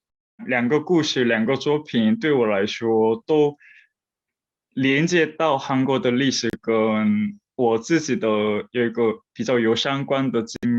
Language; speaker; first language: Chinese; non-native, fluent; Korean